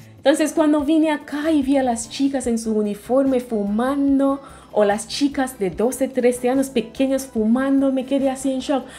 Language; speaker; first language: Spanish; non-native, fluent; English